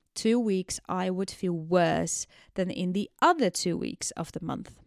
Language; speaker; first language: English; non-native, fluent; Dutch